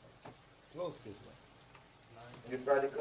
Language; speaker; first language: English; non-native, learner; Thai